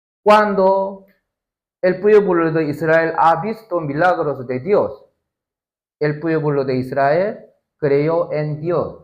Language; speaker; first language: Spanish; non-native, learner; Korean